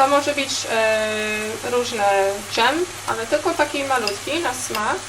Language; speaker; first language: Polish; non-native, learner; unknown